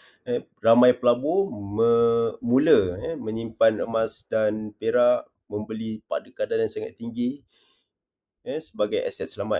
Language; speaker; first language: Malay; native; Malay